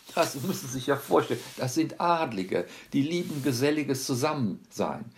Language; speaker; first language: German; native; German